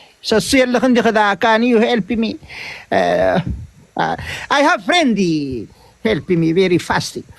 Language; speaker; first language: English; non-native, learner; Tigrinya